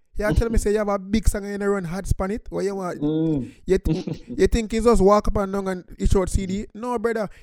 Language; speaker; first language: English; non-native, local second language; Jamaican Creole English